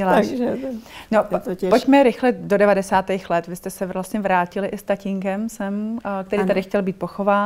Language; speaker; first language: Czech; native; Czech